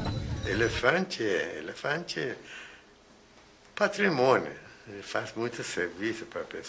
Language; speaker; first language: Portuguese; non-native, fluent; Sinhala